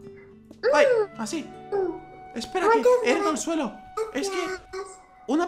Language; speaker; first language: Spanish; native; Spanish